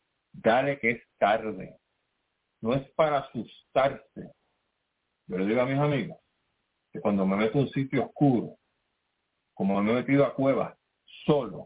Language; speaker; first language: Spanish; native; Spanish